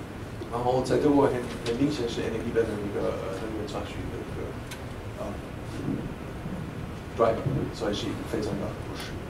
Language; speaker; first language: Chinese; non-native, fluent; German